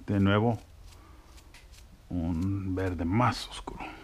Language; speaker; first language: Spanish; early bilingual, heritage; Spanish